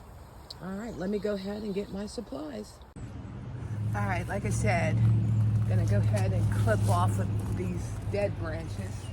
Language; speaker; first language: English; native; English